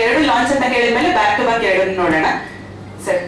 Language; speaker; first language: Kannada; native; Kannada